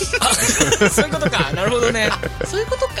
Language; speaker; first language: Japanese; native; Japanese